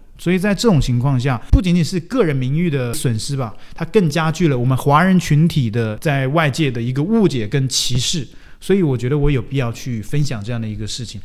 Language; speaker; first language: Chinese; native; Chinese